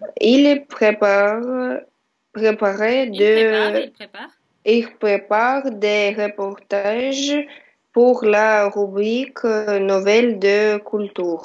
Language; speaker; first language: French; non-native, learner; Russian